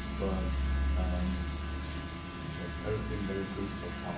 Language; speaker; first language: English; non-native, learner; German